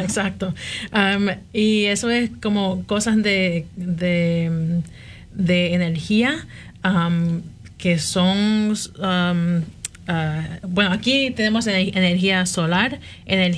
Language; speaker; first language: Spanish; early bilingual, heritage; Spanish